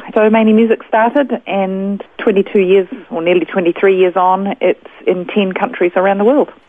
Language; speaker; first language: English; native; English